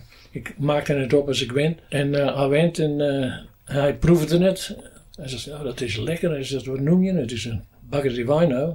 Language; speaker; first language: Dutch; native; Dutch